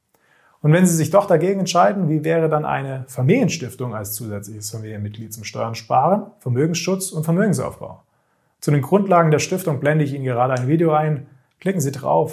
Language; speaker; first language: German; native; German